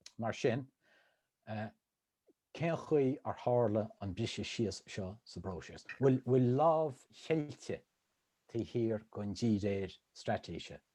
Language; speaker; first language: Irish; native; Irish